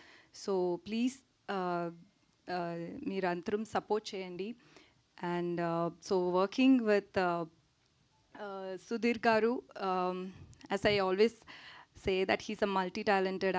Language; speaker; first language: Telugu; non-native, learner; Tamil